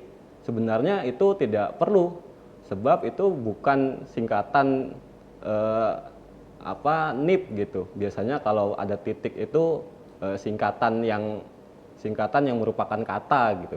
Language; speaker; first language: Indonesian; native; Indonesian